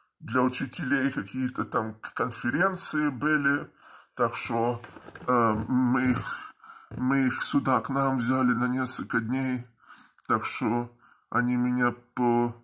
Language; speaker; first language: Russian; early bilingual, heritage; Russian